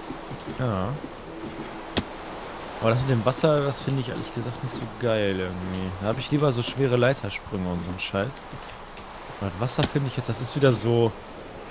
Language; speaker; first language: German; native; German